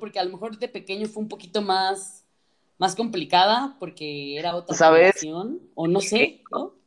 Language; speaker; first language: Spanish; native; Spanish